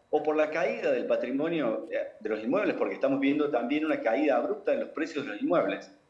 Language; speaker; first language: Spanish; native; Spanish